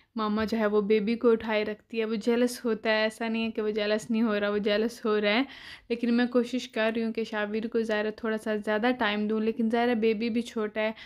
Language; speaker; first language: Urdu; native; Urdu